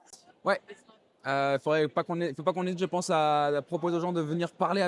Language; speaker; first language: French; native; French